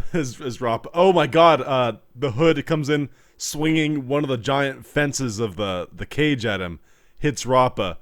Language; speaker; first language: English; native; English